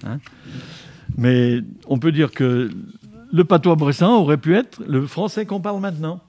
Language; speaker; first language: French; native; French